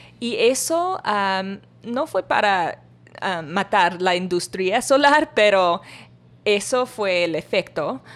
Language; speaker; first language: Spanish; non-native, learner; English